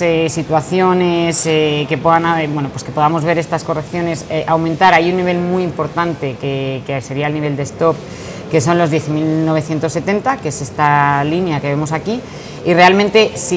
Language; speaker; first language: Spanish; native; Spanish